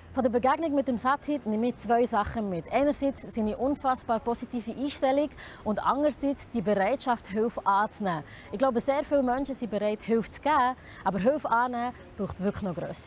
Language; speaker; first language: German; native; German